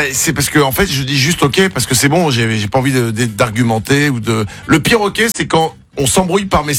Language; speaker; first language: French; native; French